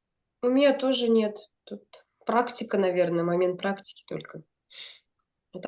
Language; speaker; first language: Russian; native; Russian